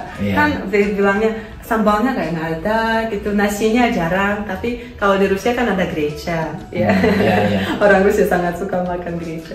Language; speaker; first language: Indonesian; non-native, fluent; Russian